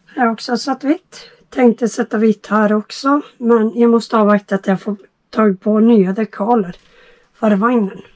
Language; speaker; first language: Swedish; native; Swedish